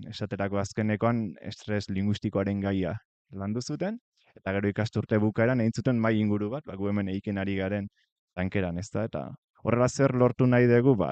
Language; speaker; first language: Basque; native; Basque